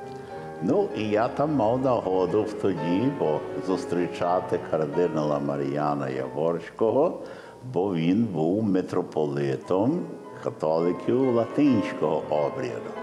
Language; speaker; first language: Ukrainian; early bilingual, heritage; Ukrainian